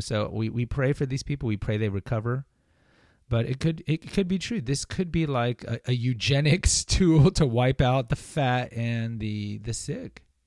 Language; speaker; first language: English; native; English